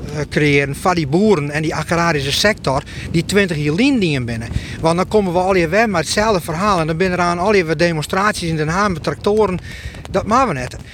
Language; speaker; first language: Dutch; native; Dutch